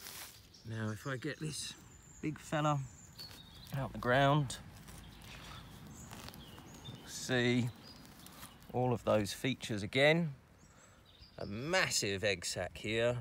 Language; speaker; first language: English; native; English